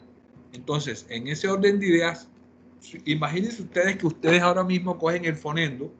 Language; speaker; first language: Spanish; native; Spanish